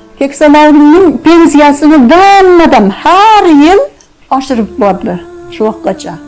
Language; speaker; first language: Uzbek; non-native, local second language; Russian